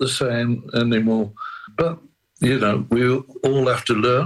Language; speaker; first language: English; native; English